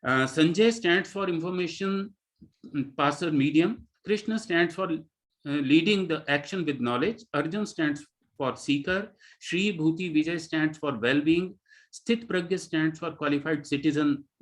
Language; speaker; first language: English; non-native, local second language; Hindi